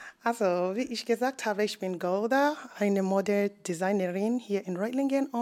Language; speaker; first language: German; non-native, learner; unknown